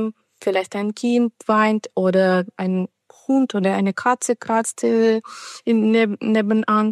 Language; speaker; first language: German; non-native, fluent; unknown